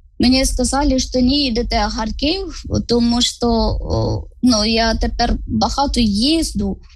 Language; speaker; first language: Ukrainian; non-native, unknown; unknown